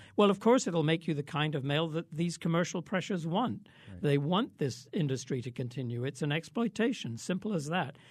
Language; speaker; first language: English; native; English